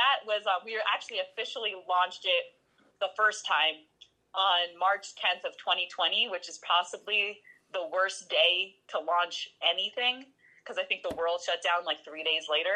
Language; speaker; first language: English; native; English